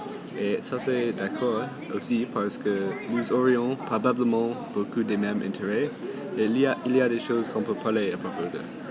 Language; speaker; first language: French; non-native, local second language; English